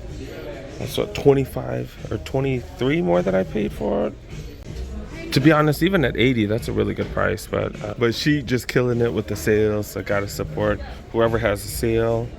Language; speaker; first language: English; native; English